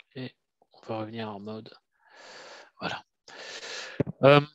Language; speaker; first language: French; native; French